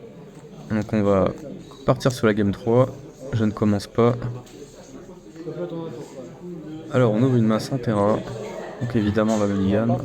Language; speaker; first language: French; native; French